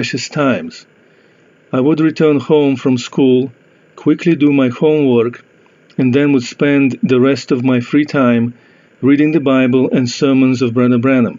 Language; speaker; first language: English; non-native, fluent; Russian